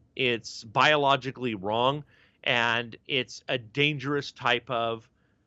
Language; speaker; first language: English; native; English